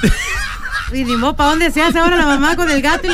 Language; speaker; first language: Spanish; native; Spanish